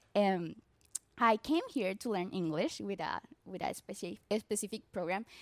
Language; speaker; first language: English; non-native, learner; Spanish